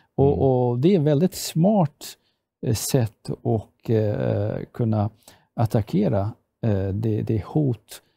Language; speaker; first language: Swedish; non-native, fluent; Persian